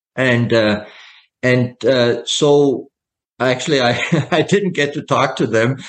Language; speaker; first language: English; non-native, fluent; German